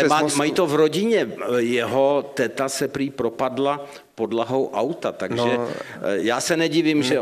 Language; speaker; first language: Czech; native; Czech